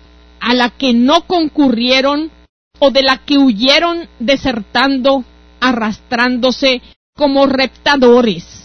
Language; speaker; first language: Spanish; native; Spanish